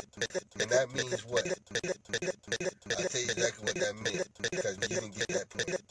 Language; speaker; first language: English; native; English